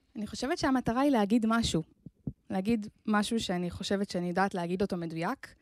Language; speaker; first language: Hebrew; native; Hebrew